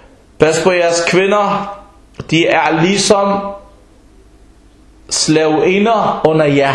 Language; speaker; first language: Danish; early bilingual, other home language; Arabic